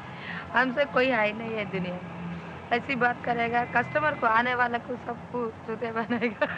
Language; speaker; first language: Hindi; non-native, local second language; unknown